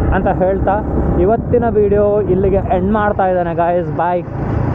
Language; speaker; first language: Kannada; non-native, local second language; Tulu